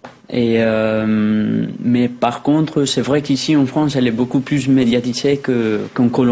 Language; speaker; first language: French; non-native, fluent; Spanish